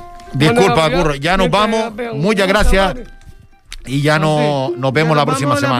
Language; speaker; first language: Spanish; native; Spanish